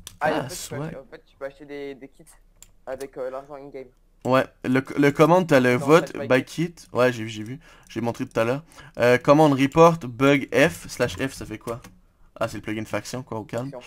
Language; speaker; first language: French; native; French